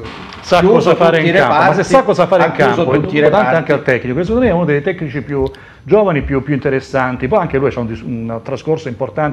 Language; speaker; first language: Italian; native; Italian